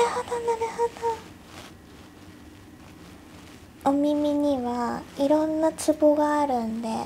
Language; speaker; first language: Japanese; native; Japanese